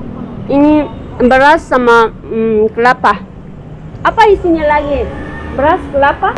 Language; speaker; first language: Indonesian; non-native, learner; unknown